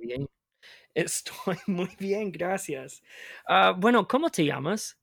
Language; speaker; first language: Spanish; non-native, fluent; English